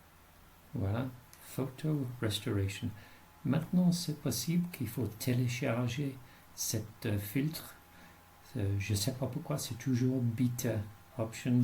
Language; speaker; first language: French; non-native, fluent; English